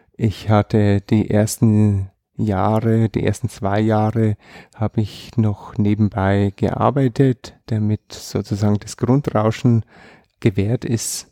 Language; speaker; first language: German; native; German